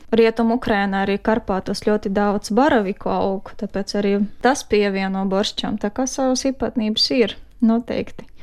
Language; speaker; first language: Latvian; non-native, fluent; Ukrainian